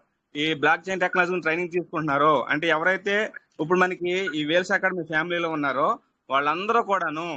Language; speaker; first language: Telugu; native; Telugu